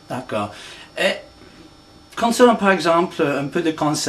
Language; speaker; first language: French; non-native, fluent; English